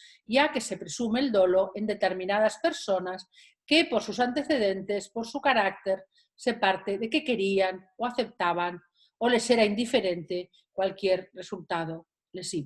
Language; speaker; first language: Spanish; native; Spanish